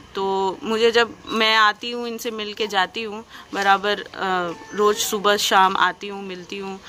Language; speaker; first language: Hindi; native; Hindi